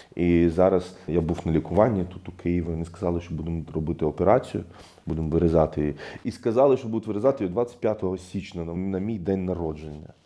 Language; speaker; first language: Ukrainian; non-native, fluent; Arabic